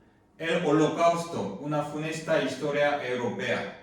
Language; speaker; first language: Spanish; non-native, fluent; Korean